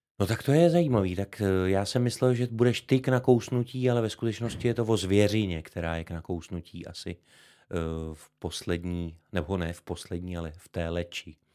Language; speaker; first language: Czech; native; Czech